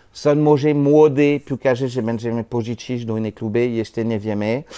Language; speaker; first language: Polish; non-native, learner; French